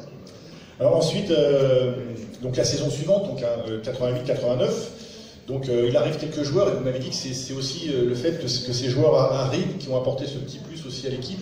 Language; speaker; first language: French; native; French